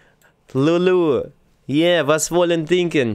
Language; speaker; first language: English; non-native, learner; Russian